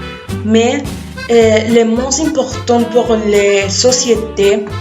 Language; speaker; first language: French; non-native, learner; Spanish